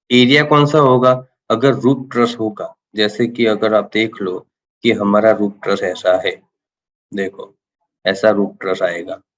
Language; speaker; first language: Hindi; non-native, local second language; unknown